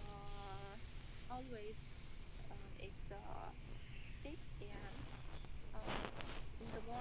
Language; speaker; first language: English; non-native, learner; Chinese